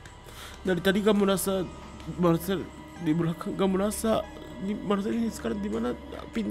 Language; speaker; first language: Indonesian; non-native, learner; Japanese